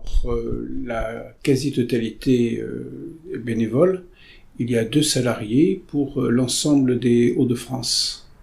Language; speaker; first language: French; native; French